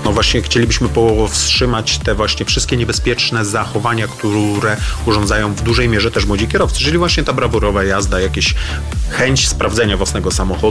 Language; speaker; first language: Polish; native; Polish